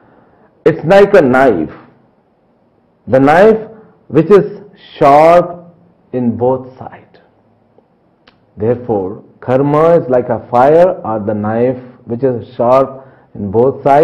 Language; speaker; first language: English; non-native, local second language; Telugu